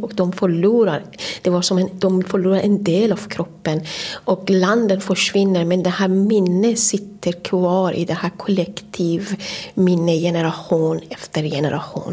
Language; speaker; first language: Swedish; non-native, fluent; Kurdish